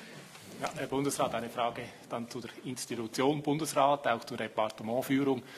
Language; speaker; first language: German; native; German